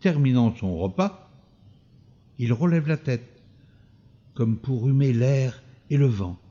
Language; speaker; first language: French; native; French